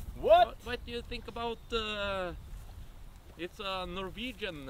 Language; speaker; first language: English; non-native, fluent; Norwegian